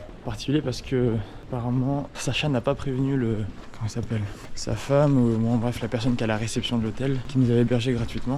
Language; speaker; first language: French; native; French